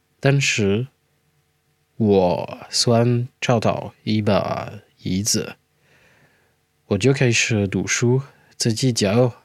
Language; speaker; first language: Chinese; non-native, learner; French